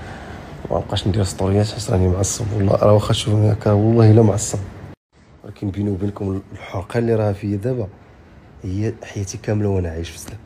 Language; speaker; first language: Arabic; native; Arabic